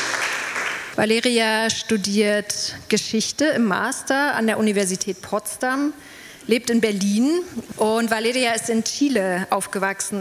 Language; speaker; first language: German; native; German